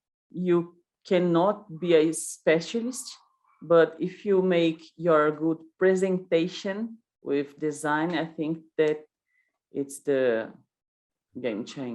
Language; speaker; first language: English; non-native, learner; Portuguese